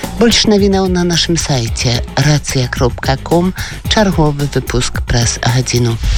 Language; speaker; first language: Belarusian; native; Belarusian